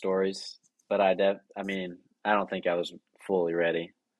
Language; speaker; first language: English; native; English